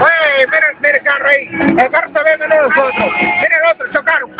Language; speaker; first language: Spanish; native; Spanish